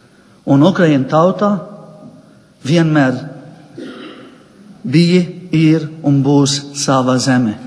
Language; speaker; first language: Latvian; non-native, fluent; Arabic